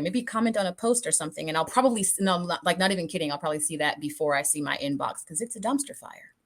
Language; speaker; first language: English; native; English